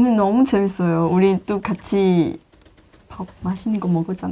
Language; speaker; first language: Korean; non-native, fluent; Chinese